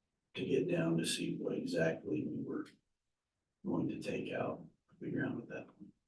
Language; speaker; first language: English; native; English